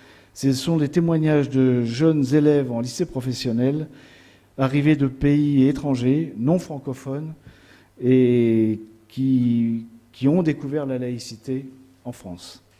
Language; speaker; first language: French; native; French